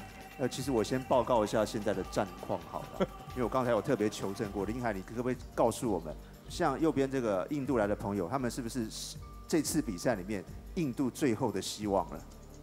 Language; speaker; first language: Chinese; native; Chinese